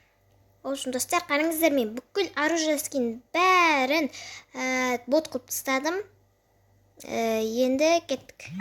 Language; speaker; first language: Kazakh; native; Kazakh